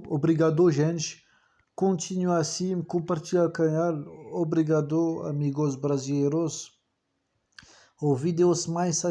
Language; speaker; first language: Portuguese; non-native, learner; French